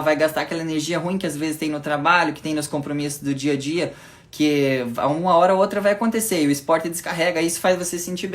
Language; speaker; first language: Portuguese; native; Portuguese